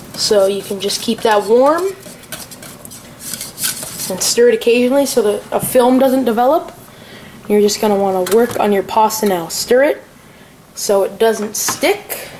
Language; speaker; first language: English; native; English